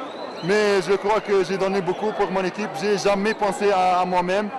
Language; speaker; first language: French; non-native, local second language; Arabic